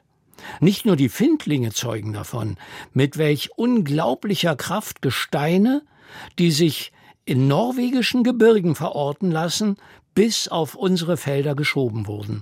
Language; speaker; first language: German; native; German